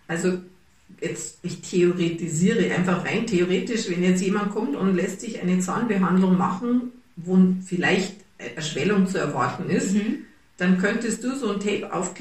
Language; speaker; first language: German; native; German